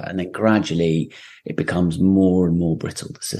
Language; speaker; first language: English; native; English